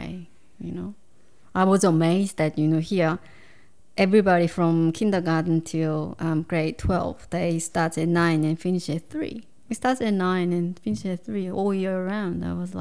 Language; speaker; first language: English; non-native, fluent; Korean